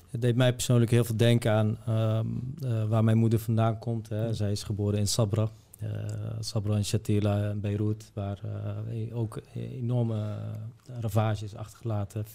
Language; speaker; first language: Dutch; early bilingual, other home language; Bosnian